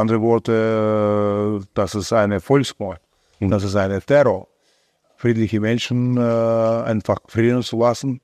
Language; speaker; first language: German; non-native, fluent; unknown